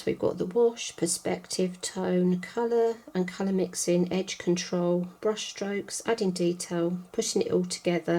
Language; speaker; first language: English; native; English